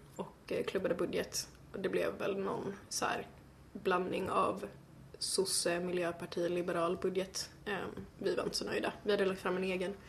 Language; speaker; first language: Swedish; native; Swedish